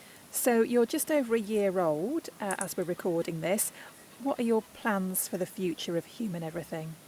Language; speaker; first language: English; native; English